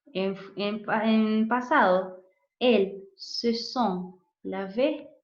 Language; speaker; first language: French; non-native, fluent; Spanish